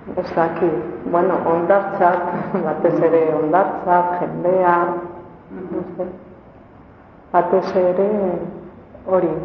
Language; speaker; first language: Basque; non-native, local second language; Spanish